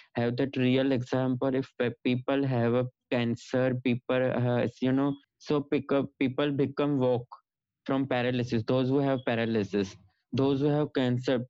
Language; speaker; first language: English; non-native, local second language; Gujarati